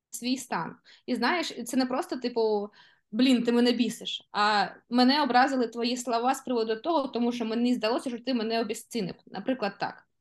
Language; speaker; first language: Ukrainian; non-native, local second language; Russian